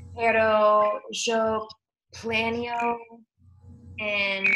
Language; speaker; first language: Spanish; non-native, learner; English